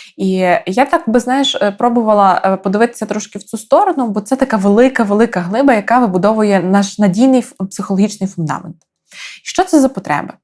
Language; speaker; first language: Ukrainian; native; Ukrainian